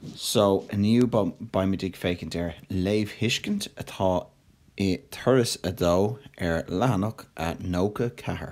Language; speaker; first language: Irish; non-native, local second language; English